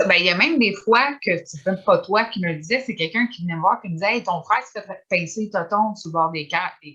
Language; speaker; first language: French; native; French